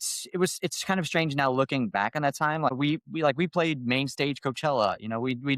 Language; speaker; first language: English; native; English